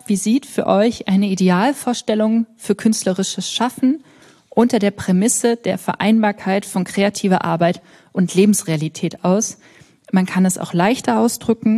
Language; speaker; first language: German; native; German